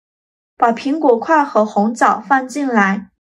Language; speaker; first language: Chinese; native; Chinese